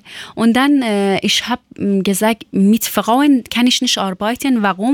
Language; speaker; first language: German; non-native, learner; Persian